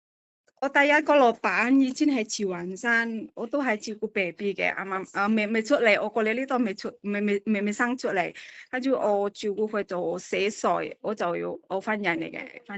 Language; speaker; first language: Cantonese; non-native, fluent; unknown